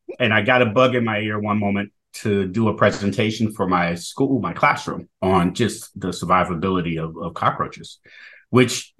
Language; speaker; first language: English; native; English